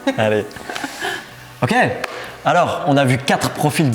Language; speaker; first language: French; native; French